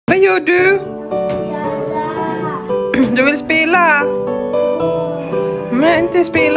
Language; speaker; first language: Swedish; non-native, learner; Filipino